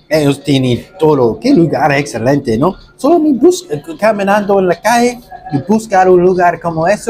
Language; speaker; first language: Spanish; non-native, learner; English